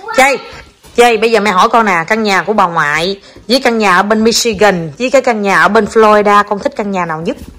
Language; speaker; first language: Vietnamese; native; Vietnamese